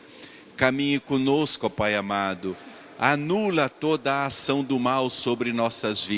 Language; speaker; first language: Portuguese; native; Portuguese